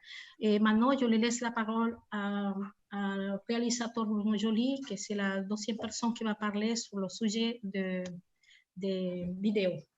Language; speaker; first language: French; non-native, fluent; Spanish